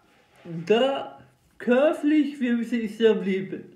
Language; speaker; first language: German; non-native, learner; Turkish